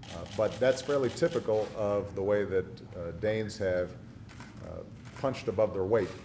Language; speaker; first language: English; native; English